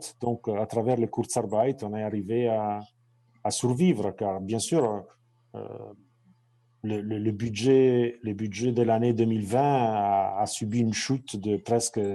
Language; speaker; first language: French; non-native, fluent; Italian